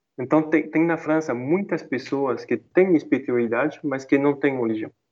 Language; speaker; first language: Portuguese; non-native, fluent; French